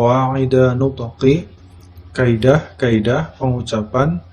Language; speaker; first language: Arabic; non-native, fluent; Indonesian